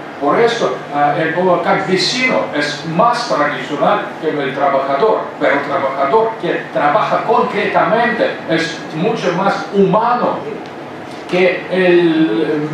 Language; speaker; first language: Spanish; non-native, fluent; Russian